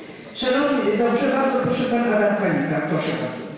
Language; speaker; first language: Polish; native; Polish